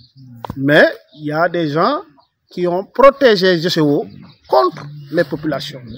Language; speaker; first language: French; non-native, learner; Wolof